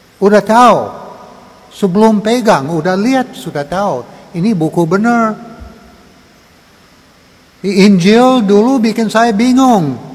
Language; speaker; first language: Indonesian; non-native, learner; English